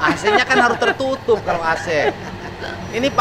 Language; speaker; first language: Indonesian; native; Indonesian